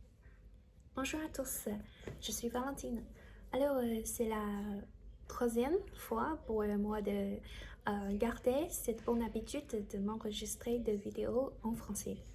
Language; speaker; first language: French; non-native, learner; Chinese